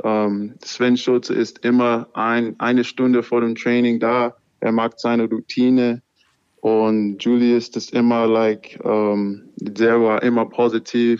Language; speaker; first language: German; non-native, learner; English